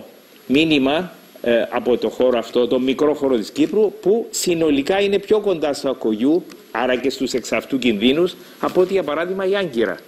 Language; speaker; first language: Greek; native; Greek